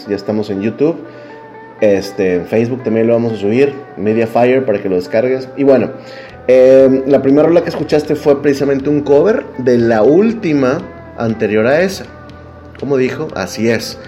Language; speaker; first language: Spanish; native; Spanish